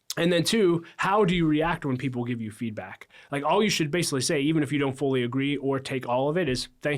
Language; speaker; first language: English; native; English